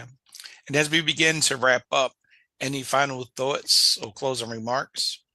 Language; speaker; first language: English; native; English